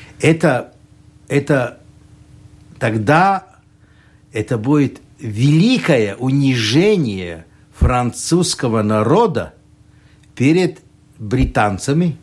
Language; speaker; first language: Russian; non-native, local second language; Latvian